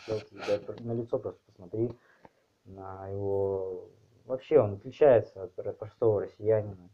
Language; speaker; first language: Russian; native; Russian